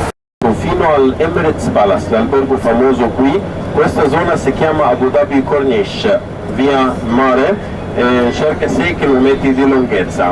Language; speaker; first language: Italian; non-native, fluent; Arabic